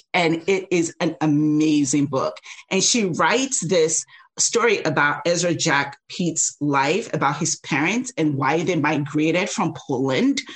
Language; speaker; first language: English; non-native, local second language; Yoruba